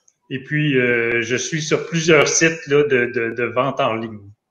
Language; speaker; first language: French; native; French